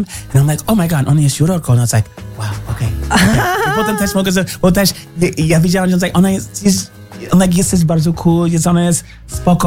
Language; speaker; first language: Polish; non-native, learner; English